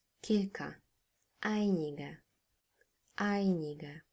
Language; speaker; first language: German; non-native, fluent; Polish